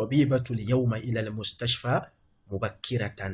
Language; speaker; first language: Arabic; non-native, fluent; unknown